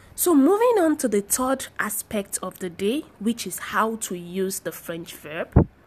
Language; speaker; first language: English; non-native, local second language; Yoruba